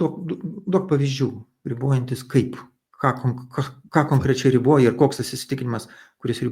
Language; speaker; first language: Lithuanian; native; Lithuanian